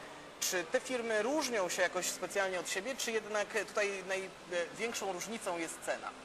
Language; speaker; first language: Polish; native; Polish